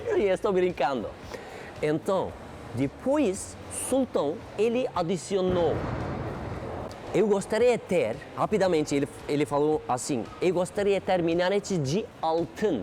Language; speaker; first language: Portuguese; non-native, learner; Turkish